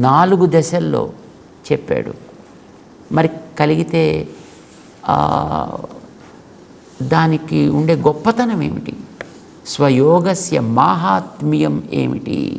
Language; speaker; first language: Telugu; native; Telugu